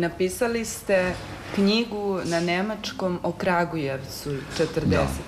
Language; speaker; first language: Serbian; native; Serbian